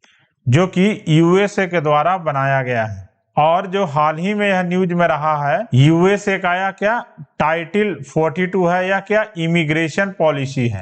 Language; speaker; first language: Hindi; native; Hindi